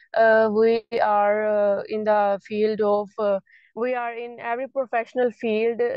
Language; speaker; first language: English; non-native, local second language; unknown